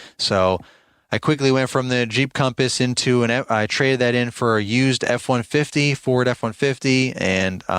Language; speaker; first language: English; native; English